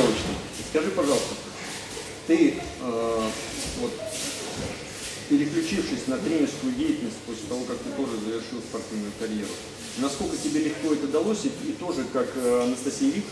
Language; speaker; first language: Russian; native; Russian